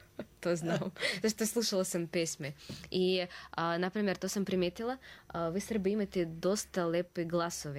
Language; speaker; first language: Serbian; non-native, fluent; Russian